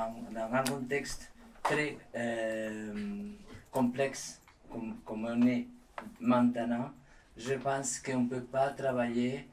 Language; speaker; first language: French; non-native, learner; Spanish